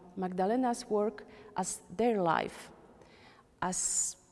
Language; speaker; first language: English; non-native, learner; Polish